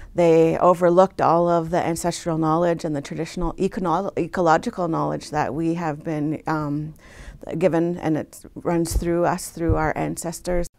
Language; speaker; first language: English; native; English